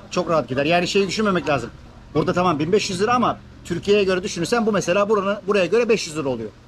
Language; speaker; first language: Turkish; native; Turkish